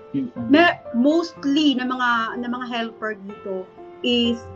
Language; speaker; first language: Filipino; native; Filipino